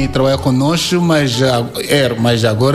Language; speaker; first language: Portuguese; non-native, learner; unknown